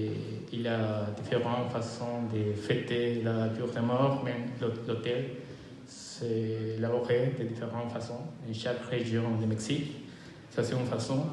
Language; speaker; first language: French; non-native, fluent; Spanish